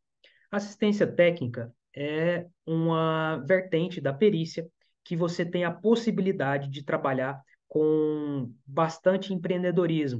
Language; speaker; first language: Portuguese; native; Portuguese